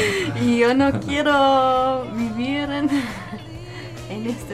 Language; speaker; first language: Spanish; non-native, learner; German